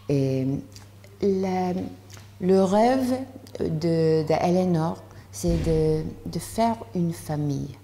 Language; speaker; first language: French; non-native, learner; English